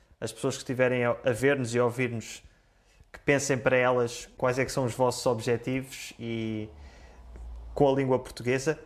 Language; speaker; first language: Portuguese; native; Portuguese